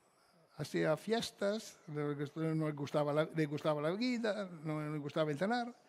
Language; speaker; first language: Spanish; non-native, fluent; Italian